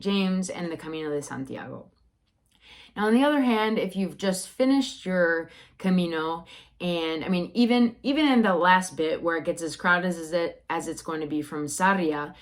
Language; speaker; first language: English; native; English